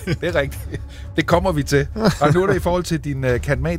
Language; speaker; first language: Danish; native; Danish